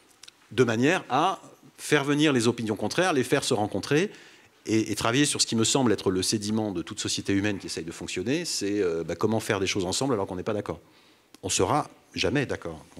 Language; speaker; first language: French; native; French